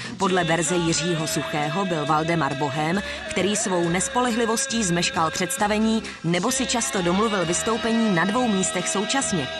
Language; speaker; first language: Czech; native; Czech